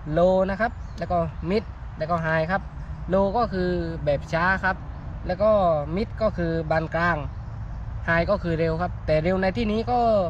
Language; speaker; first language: Thai; native; Thai